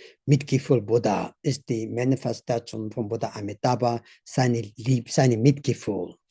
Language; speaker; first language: German; non-native, learner; Tibetan